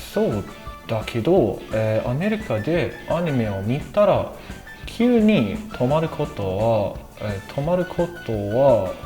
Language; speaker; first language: Japanese; non-native, learner; English